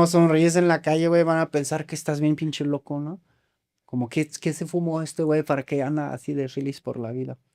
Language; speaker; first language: Spanish; non-native, fluent; German